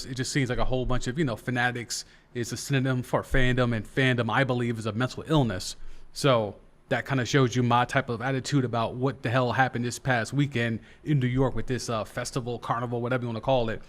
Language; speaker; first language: English; native; English